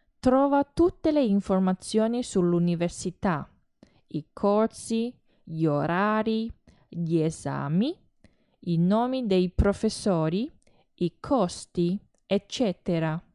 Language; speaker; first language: Italian; non-native, fluent; Chinese